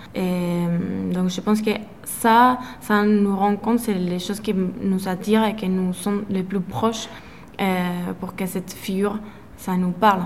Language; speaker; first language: French; non-native, fluent; Spanish